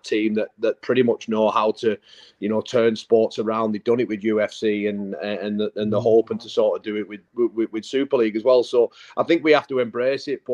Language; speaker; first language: English; native; English